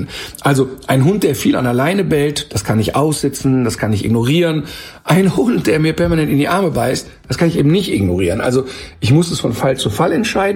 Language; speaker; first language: German; native; German